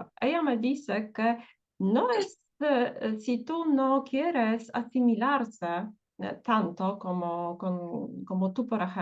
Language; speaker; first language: Spanish; non-native, fluent; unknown